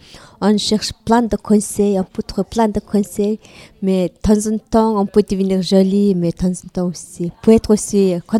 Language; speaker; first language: French; non-native, learner; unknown